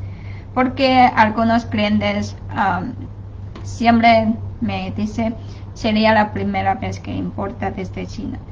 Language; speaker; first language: Spanish; non-native, fluent; Chinese